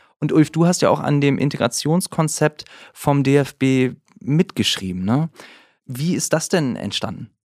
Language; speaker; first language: German; native; German